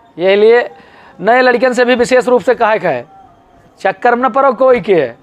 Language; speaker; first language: Hindi; native; Hindi